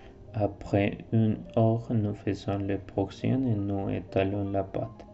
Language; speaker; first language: French; non-native, learner; Spanish